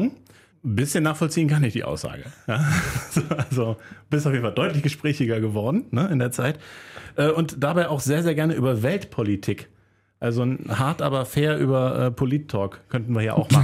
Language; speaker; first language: German; native; German